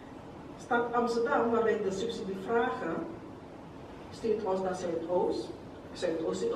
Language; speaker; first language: Dutch; non-native, local second language; Javanese